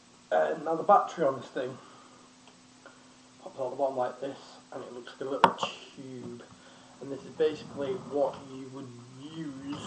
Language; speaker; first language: English; native; English